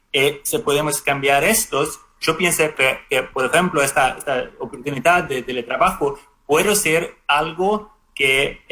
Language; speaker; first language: Spanish; non-native, fluent; Swedish